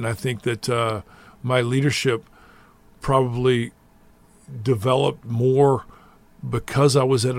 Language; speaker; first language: English; native; English